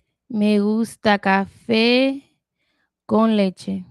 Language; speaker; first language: Spanish; non-native, learner; English